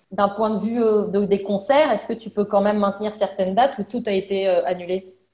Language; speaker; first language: French; native; French